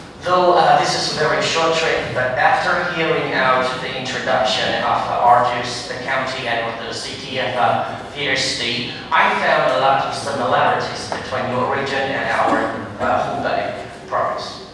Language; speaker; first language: English; non-native, fluent; Chinese